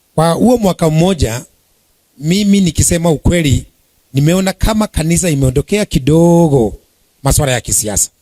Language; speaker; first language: Swahili; non-native, local second language; Kikuyu